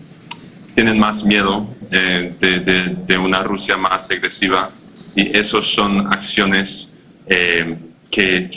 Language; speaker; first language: Spanish; non-native, fluent; English